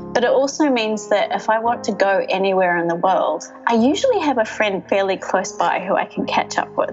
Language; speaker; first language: English; native; English